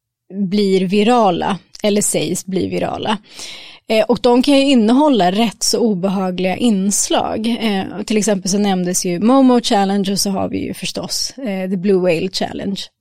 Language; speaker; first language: Swedish; native; Swedish